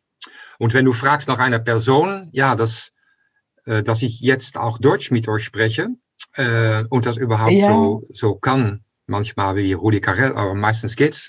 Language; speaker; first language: German; non-native, fluent; Dutch